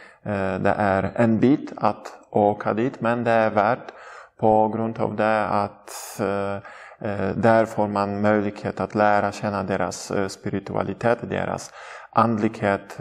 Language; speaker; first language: Swedish; non-native, fluent; Polish